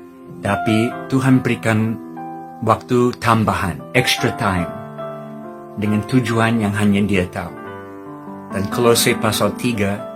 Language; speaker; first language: Indonesian; non-native, fluent; English